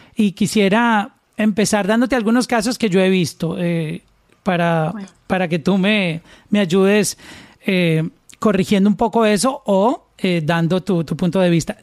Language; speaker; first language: Spanish; native; Spanish